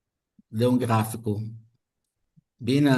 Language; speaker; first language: Spanish; non-native, fluent; Portuguese